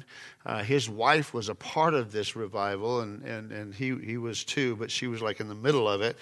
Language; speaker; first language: English; native; English